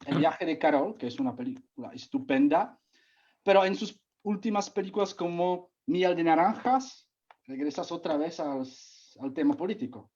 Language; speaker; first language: Spanish; non-native, fluent; Czech